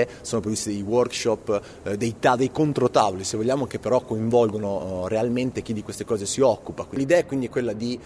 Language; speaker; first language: Italian; native; Italian